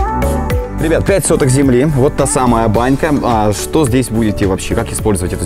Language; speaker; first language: Russian; native; Russian